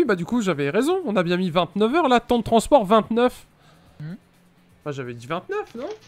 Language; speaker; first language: French; native; French